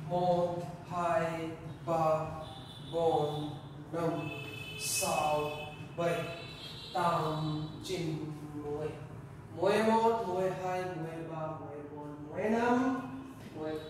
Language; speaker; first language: Vietnamese; non-native, learner; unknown